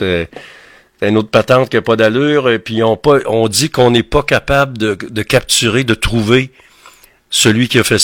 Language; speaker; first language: French; native; French